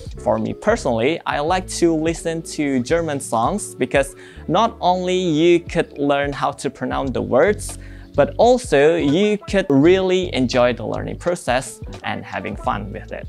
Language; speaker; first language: English; non-native, fluent; Indonesian